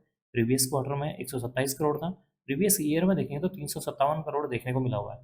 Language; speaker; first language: Hindi; native; Hindi